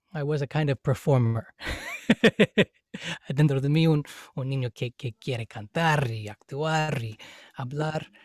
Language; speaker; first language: Spanish; non-native, fluent; English